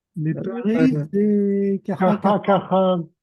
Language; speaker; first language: Hebrew; non-native, learner; French